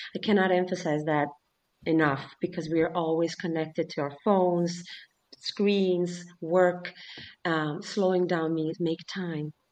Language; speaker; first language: English; early bilingual, other home language; Swedish